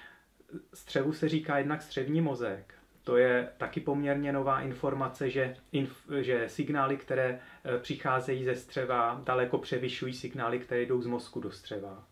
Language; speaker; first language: Czech; native; Czech